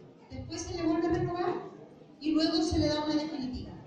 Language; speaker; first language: Spanish; native; Spanish